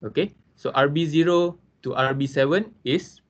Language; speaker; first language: English; non-native, local second language; Malay